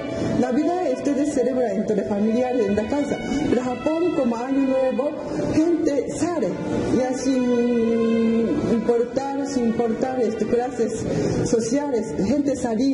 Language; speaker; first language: Spanish; non-native, fluent; Japanese